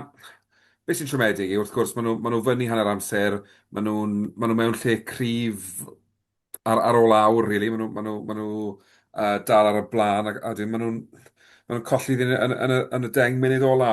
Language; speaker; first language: Welsh; native; Welsh